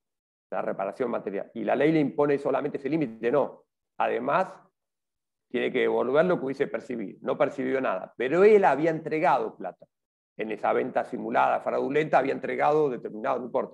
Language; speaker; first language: Spanish; native; Spanish